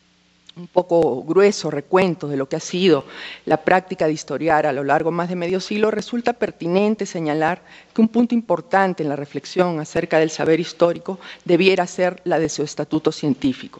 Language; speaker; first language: Spanish; native; Spanish